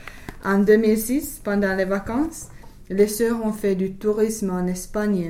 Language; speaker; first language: French; non-native, fluent; English